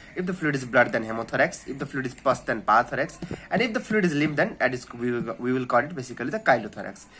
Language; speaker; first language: English; non-native, local second language; Nepali